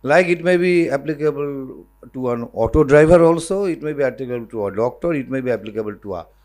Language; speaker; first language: English; non-native, local second language; Bangla